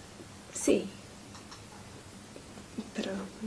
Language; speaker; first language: Spanish; non-native, learner; English